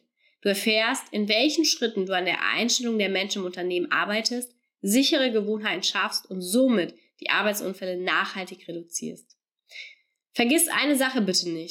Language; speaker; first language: German; native; German